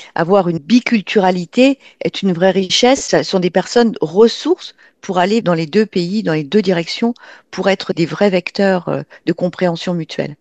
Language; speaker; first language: French; native; French